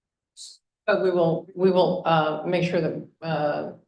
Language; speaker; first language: English; native; English